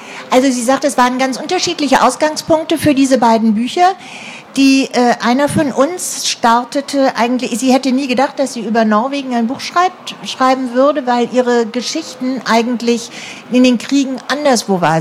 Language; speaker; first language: German; native; German